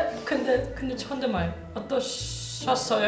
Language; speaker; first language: Korean; non-native, learner; German